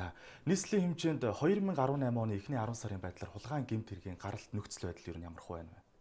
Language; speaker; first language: Mongolian; native; Mongolian